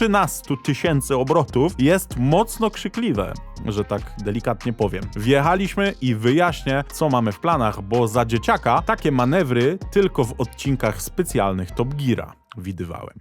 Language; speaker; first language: Polish; native; Polish